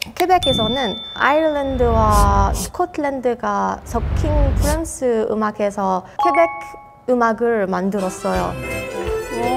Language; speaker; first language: Korean; non-native, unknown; French